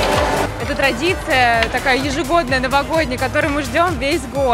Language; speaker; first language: Russian; native; Russian